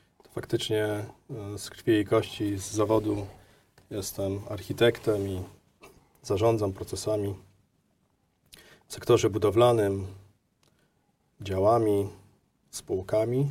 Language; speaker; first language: Polish; native; Polish